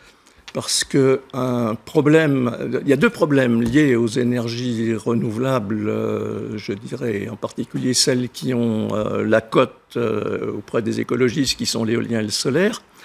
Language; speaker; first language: French; native; French